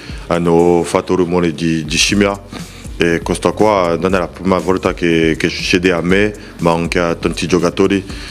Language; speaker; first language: Italian; non-native, fluent; French